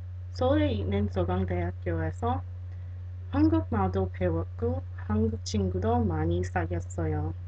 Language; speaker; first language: Korean; non-native, fluent; English